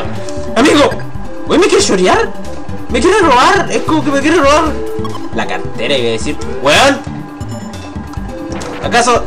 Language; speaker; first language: Spanish; native; Spanish